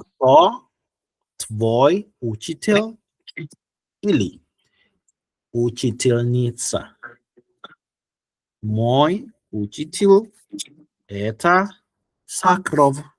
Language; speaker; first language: Russian; non-native, learner; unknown